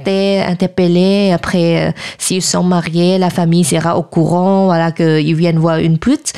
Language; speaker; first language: French; non-native, fluent; Thai